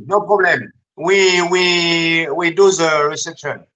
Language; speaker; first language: English; non-native, learner; French